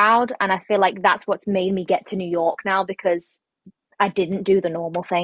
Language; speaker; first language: English; native; English